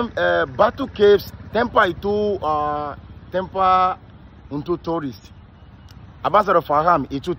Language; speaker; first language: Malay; non-native, fluent; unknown